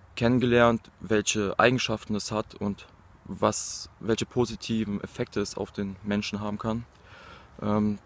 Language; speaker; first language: German; native; German